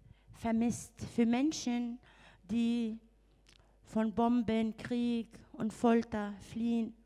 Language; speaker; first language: German; non-native, fluent; Arabic